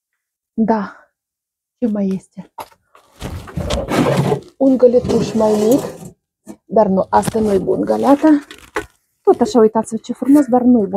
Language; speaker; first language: Romanian; non-native, learner; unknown